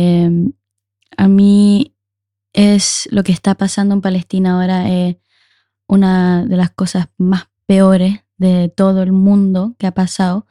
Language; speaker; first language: Spanish; early bilingual, heritage; Spanish